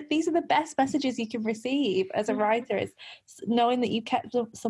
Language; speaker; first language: English; native; English